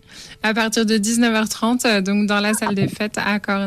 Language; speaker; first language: French; native; French